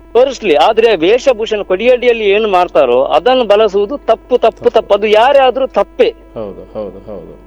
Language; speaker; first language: Kannada; non-native, local second language; Tulu